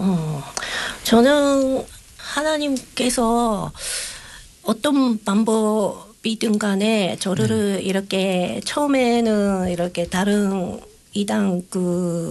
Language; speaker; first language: Korean; non-native, fluent; Japanese